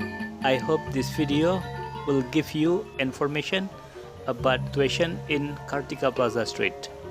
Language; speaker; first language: English; non-native, local second language; Indonesian